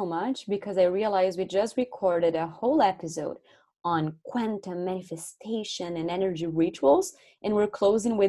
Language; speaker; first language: English; non-native, fluent; Portuguese